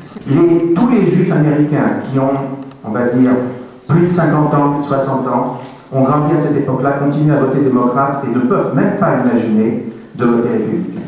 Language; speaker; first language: French; native; French